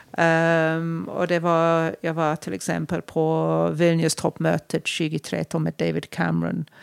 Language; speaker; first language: Swedish; non-native, fluent; English